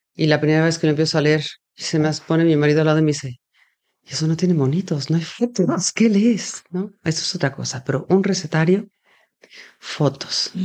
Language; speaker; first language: Spanish; native; Spanish